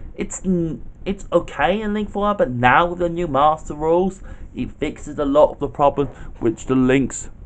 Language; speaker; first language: English; native; English